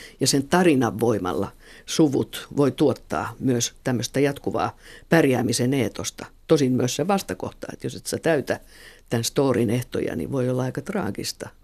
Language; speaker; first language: Finnish; native; Finnish